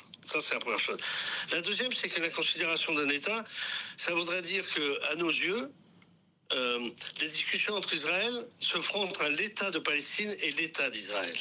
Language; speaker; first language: French; native; French